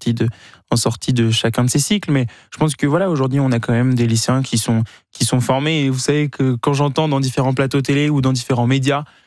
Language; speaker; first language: French; native; French